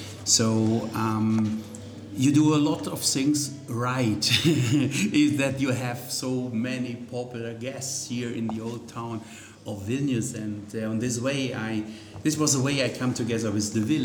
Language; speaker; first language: English; non-native, fluent; German